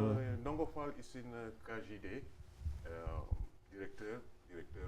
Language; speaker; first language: English; non-native, learner; Wolof